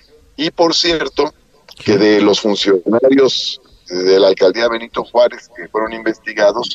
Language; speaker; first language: Spanish; native; Spanish